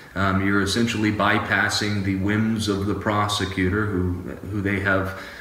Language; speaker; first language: English; native; English